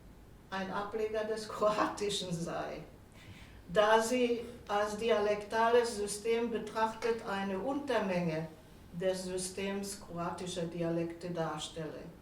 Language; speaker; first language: German; non-native, fluent; Hungarian